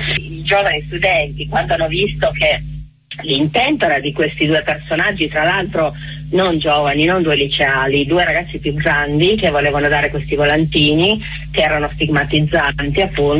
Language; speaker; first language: Italian; native; Italian